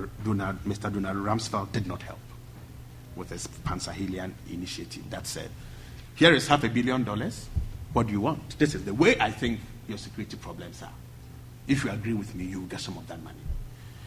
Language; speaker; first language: English; non-native, local second language; Akan